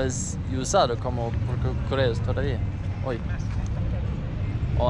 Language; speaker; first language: Spanish; non-native, learner; Swedish